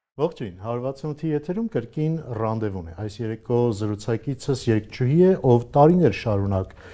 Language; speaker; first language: Armenian; native; Armenian